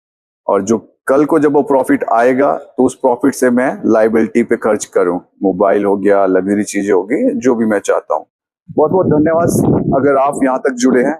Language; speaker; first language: Hindi; native; Hindi